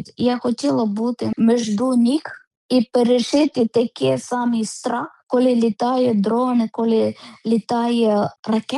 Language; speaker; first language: Ukrainian; non-native, learner; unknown